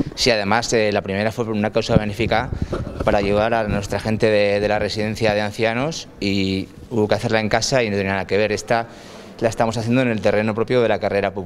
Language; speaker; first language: Spanish; native; Spanish